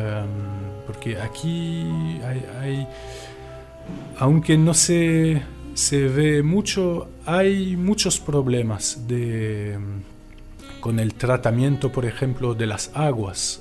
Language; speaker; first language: Spanish; non-native, fluent; French